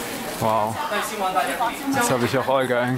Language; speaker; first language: German; native; German